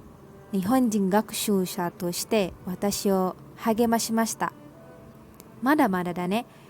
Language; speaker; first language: Japanese; non-native, learner; Malay